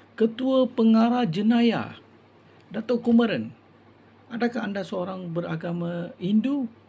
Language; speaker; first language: Malay; non-native, local second language; Tamil